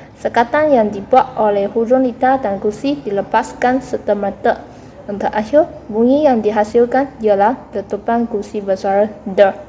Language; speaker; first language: Malay; non-native, local second language; Chinese